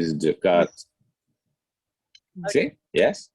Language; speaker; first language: English; non-native, learner; Spanish